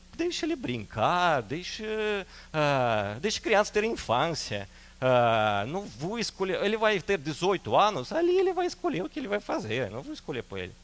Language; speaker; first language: Portuguese; non-native, fluent; Russian